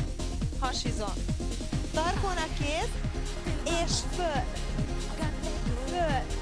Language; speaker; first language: Hungarian; native; Hungarian